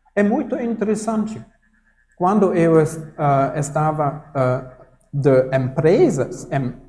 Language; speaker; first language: Portuguese; non-native, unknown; German